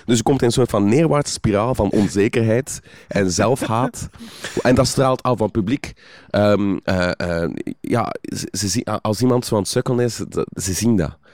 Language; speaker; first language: Dutch; native; Dutch